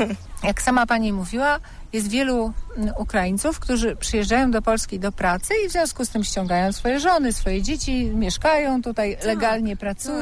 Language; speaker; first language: Ukrainian; non-native, learner; Polish